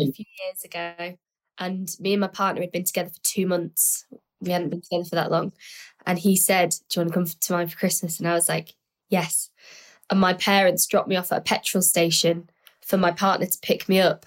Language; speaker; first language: English; native; English